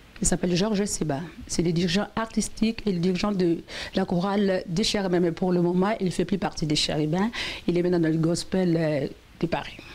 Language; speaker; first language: French; non-native, local second language; Lingala